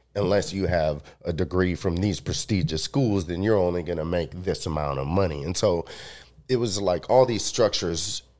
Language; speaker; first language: English; early bilingual, other home language; Spanish